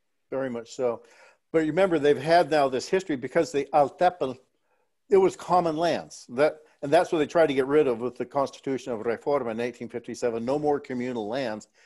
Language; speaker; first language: English; early bilingual, other home language; Spanish